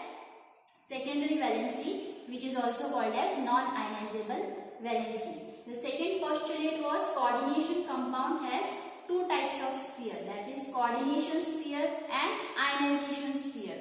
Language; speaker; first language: English; non-native, local second language; Marathi